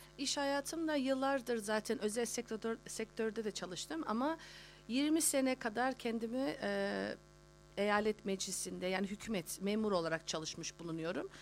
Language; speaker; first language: Turkish; early bilingual, heritage; Turkish